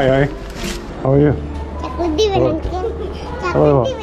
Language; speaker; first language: English; non-native, learner; Lithuanian